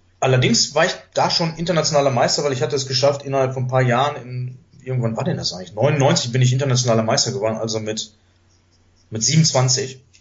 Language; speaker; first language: German; early bilingual, heritage; Greek